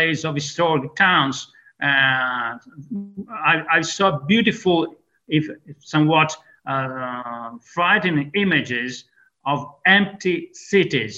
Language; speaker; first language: English; non-native, fluent; Italian